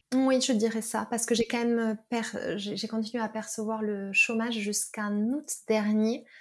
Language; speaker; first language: French; native; French